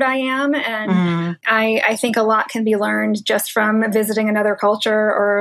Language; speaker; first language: English; native; English